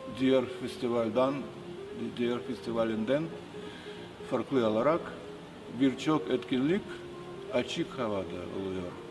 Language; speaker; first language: Turkish; non-native, fluent; Russian